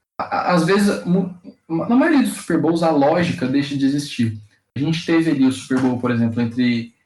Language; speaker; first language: Portuguese; native; Portuguese